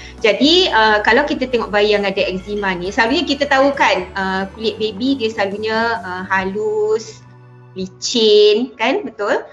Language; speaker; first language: Malay; native; Malay